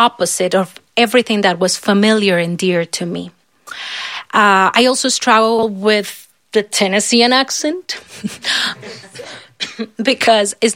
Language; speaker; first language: English; non-native, fluent; Spanish